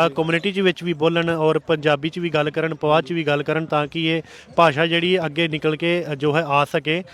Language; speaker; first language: Punjabi; non-native, local second language; Haryanvi